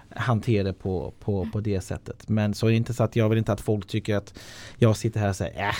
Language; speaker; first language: Swedish; non-native, fluent; English